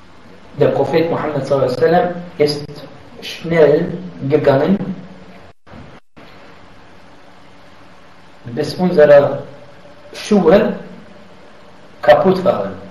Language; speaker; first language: German; non-native, fluent; Arabic